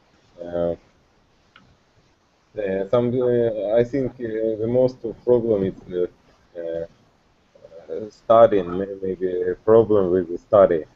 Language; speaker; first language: English; non-native, learner; Russian